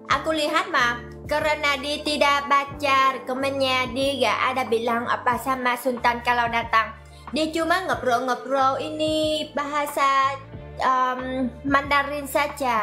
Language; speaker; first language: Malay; non-native, learner; Vietnamese